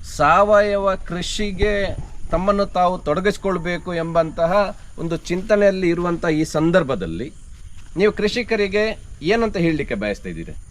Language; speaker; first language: Kannada; native; Kannada